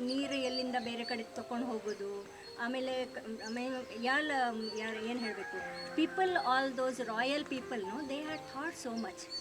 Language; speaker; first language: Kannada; non-native, local second language; Gujarati